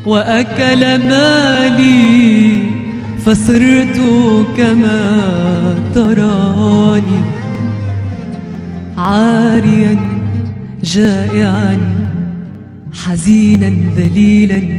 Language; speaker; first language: Arabic; non-native, fluent; Indonesian